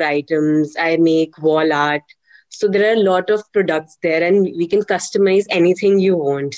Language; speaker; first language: English; non-native, local second language; Hindi